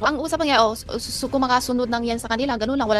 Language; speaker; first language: Filipino; non-native, learner; Chinese